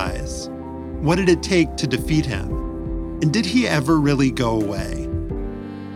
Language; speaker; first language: English; native; English